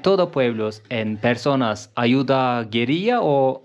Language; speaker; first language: Spanish; non-native, learner; Turkish